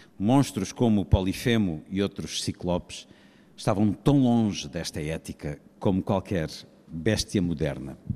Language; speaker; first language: Portuguese; native; Portuguese